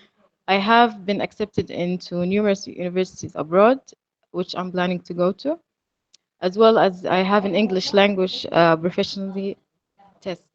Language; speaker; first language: English; non-native, fluent; Arabic